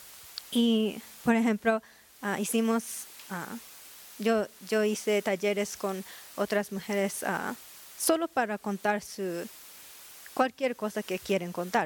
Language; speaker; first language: Spanish; non-native, learner; Japanese